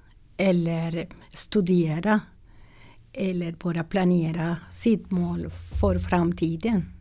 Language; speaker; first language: Swedish; non-native, learner; Spanish